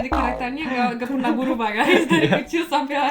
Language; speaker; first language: Indonesian; non-native, fluent; Turkish